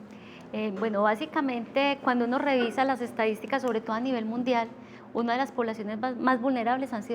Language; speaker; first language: Spanish; native; Spanish